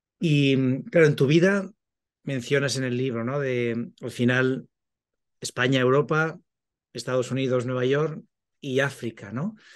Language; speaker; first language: Spanish; native; Spanish